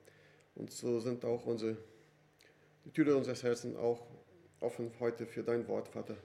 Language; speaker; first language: German; non-native, fluent; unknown